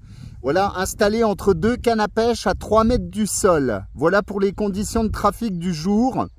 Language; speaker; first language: French; native; French